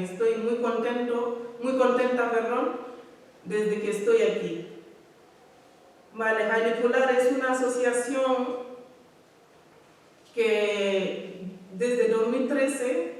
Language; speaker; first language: Spanish; non-native, learner; Fula